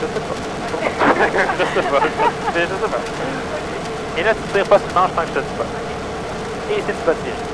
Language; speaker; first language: French; native; French